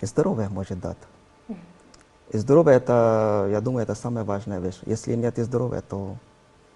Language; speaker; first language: Russian; non-native, learner; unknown